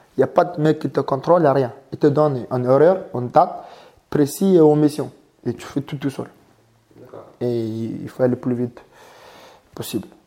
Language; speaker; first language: French; non-native, learner; Mongolian